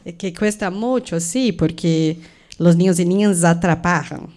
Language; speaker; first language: Spanish; non-native, fluent; Portuguese